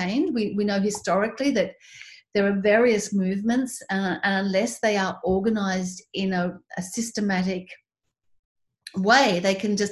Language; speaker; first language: English; native; English